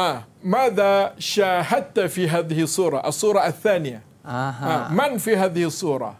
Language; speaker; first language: Arabic; non-native, fluent; Malay